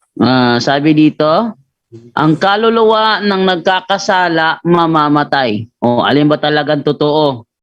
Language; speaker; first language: Filipino; non-native, local second language; Cebuano